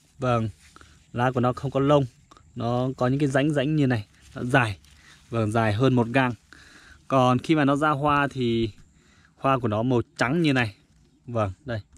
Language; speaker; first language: Vietnamese; non-native, local second language; Iu Mien